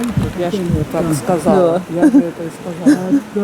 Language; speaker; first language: Russian; native; Russian